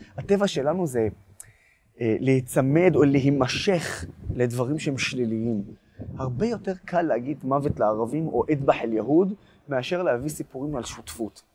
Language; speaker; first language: Hebrew; non-native, local second language; Arabic